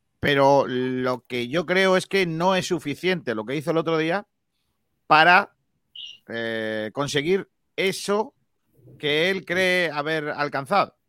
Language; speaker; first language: Spanish; native; Spanish